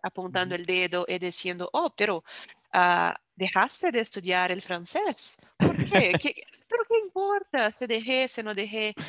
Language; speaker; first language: Spanish; non-native, fluent; Portuguese